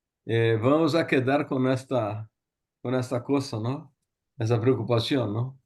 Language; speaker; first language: Spanish; non-native, learner; Portuguese